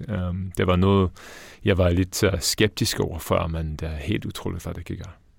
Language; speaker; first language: Danish; non-native, fluent; English